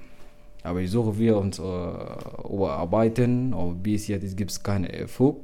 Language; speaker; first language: German; non-native, learner; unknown